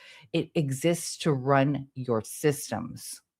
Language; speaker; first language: English; native; English